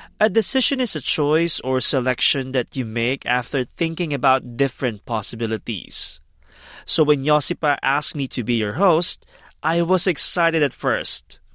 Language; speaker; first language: English; non-native, fluent; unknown